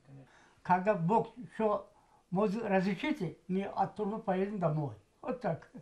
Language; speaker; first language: Russian; non-native, local second language; Tajik